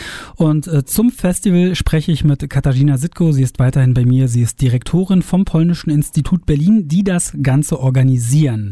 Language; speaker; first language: German; native; German